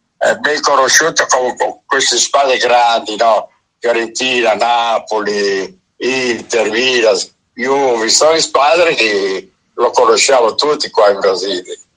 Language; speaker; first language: Italian; non-native, fluent; Portuguese